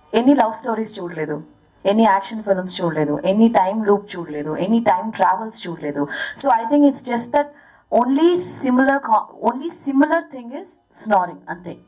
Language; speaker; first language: Telugu; early bilingual, heritage; Telugu